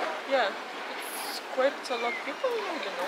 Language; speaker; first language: English; non-native, fluent; Lithuanian